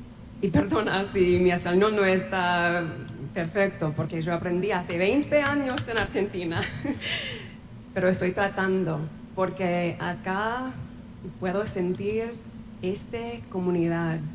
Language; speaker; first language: Spanish; non-native, fluent; English